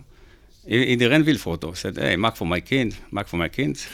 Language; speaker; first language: Dutch; non-native, learner; Hebrew